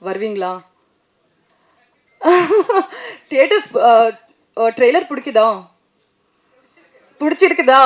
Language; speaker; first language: Tamil; non-native, learner; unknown